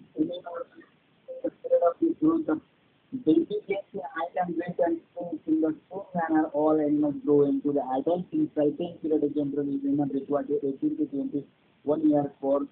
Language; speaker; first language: English; non-native, local second language; Marathi